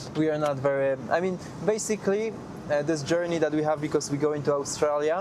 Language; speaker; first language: English; non-native, learner; Polish